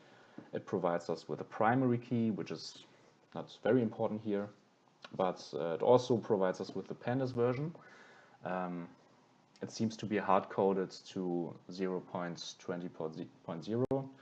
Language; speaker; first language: English; non-native, fluent; German